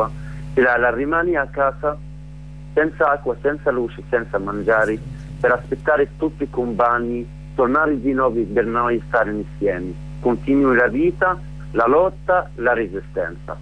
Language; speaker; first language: Italian; non-native, learner; Arabic